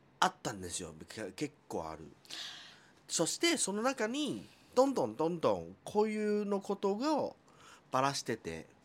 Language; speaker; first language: Japanese; non-native, fluent; Cantonese